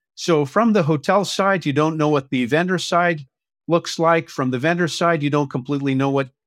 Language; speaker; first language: English; native; English